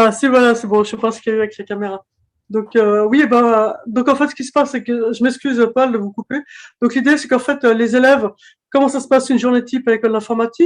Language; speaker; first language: French; native; French